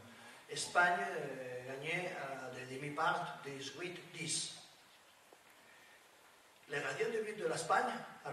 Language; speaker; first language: French; non-native, learner; Spanish